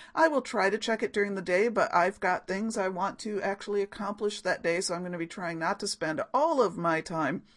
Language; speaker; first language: English; native; English